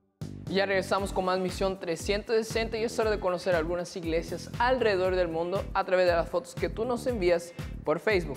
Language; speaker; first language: Spanish; native; Spanish